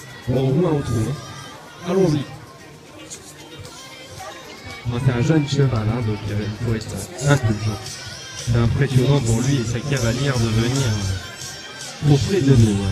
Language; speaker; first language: French; native; French